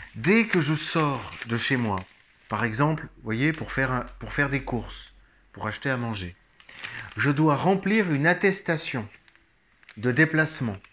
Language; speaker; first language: French; native; French